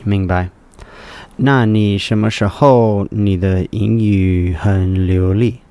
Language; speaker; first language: Chinese; non-native, learner; English